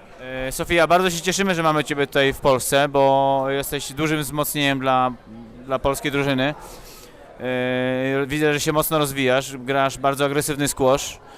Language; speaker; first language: Polish; native; Polish